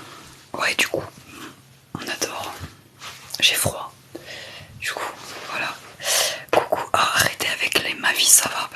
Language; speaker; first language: French; native; French